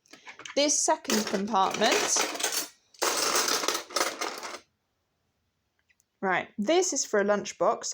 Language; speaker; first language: English; native; English